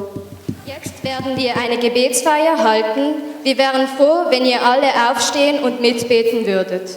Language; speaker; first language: German; early bilingual, other home language; Tamil